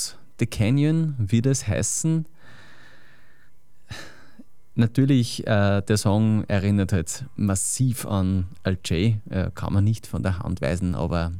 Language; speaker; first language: German; native; German